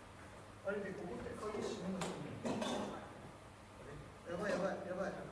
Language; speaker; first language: Japanese; native; Japanese